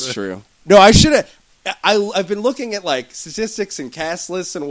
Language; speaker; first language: English; native; English